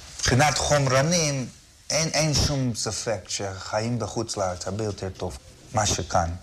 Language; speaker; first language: Hebrew; non-native, fluent; English